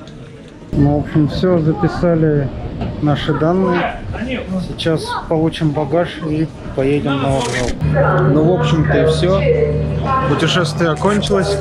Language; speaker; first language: Russian; native; Russian